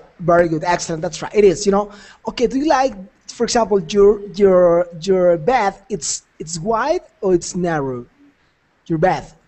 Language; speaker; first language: English; non-native, fluent; Spanish